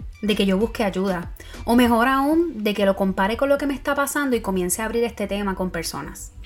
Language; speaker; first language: Spanish; native; Spanish